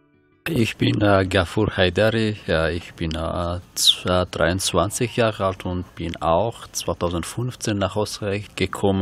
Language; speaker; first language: German; non-native, learner; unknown